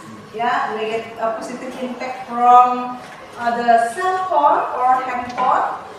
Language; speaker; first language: English; non-native, fluent; Indonesian